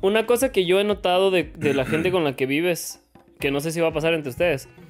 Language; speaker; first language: Spanish; early bilingual, heritage; Spanish